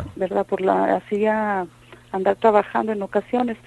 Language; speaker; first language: Spanish; native; Spanish